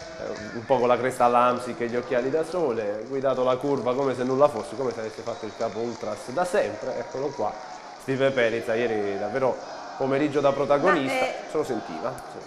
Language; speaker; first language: Italian; native; Italian